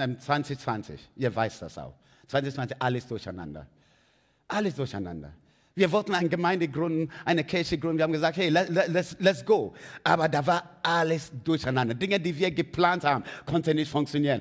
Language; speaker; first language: German; non-native, fluent; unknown